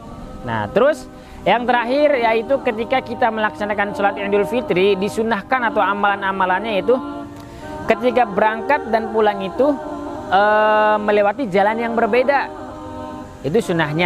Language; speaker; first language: Indonesian; native; Indonesian